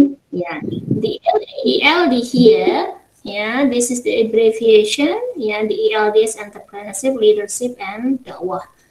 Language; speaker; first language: English; non-native, fluent; Indonesian